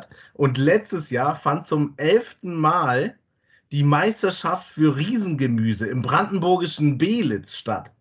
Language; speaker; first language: German; native; German